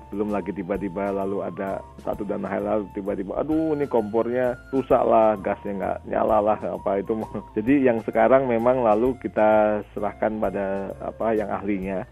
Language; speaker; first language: Indonesian; native; Indonesian